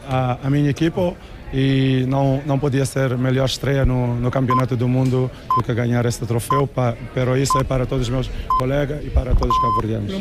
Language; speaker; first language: Portuguese; non-native, local second language; Kabuverdianu